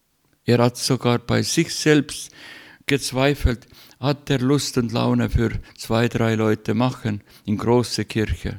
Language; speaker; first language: German; non-native, learner; Estonian